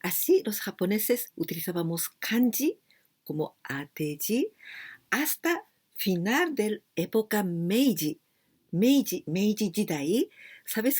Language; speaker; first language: Spanish; non-native, fluent; Japanese